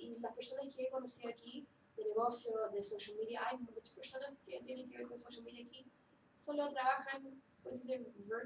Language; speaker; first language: Spanish; early bilingual, heritage; Spanish